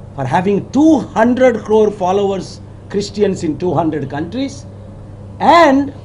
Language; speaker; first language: English; non-native, local second language; Telugu